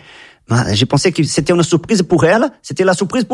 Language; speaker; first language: French; non-native, fluent; Portuguese